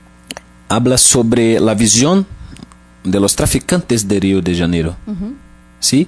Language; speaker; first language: Spanish; non-native, learner; Portuguese